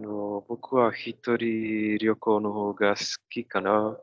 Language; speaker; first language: Japanese; non-native, learner; Czech